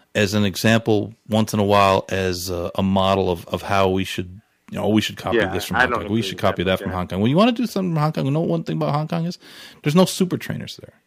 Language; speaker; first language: English; native; English